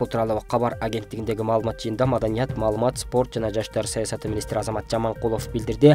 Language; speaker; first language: Kyrgyz; native; Kyrgyz